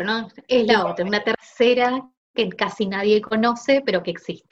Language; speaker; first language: Spanish; native; Spanish